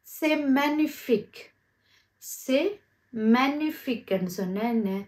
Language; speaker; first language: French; non-native, fluent; Tamil